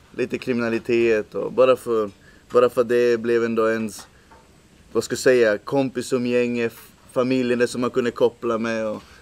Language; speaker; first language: Swedish; early bilingual, other home language; Spanish